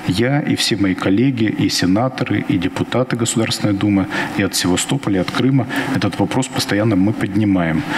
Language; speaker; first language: Russian; native; Russian